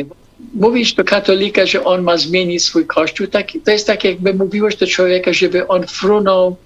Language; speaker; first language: Polish; non-native, fluent; English